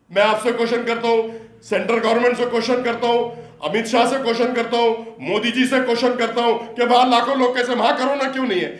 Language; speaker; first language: Hindi; non-native, local second language; Urdu